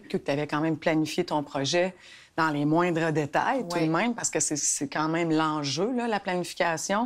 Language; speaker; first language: French; native; French